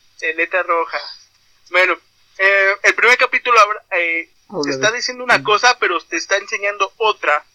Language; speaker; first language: Spanish; native; Spanish